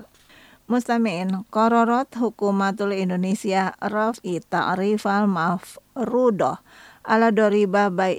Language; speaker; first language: Arabic; non-native, learner; Indonesian